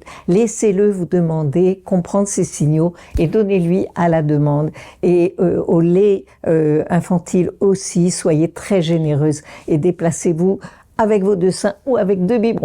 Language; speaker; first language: French; native; French